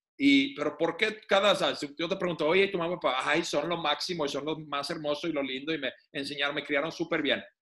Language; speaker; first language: Spanish; non-native, fluent; Finnish